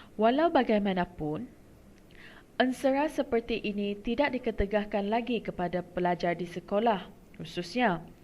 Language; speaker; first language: Malay; non-native, local second language; Iban